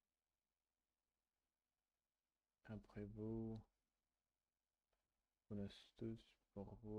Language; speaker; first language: French; non-native, learner; English